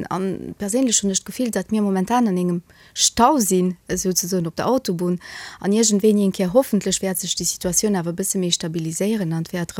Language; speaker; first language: Luxembourgish; early bilingual, other home language; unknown